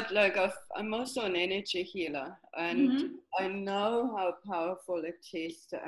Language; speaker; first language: English; non-native, fluent; German